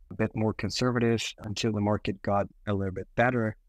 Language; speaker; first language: English; non-native, fluent; Portuguese